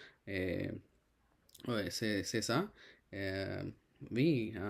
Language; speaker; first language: French; non-native, learner; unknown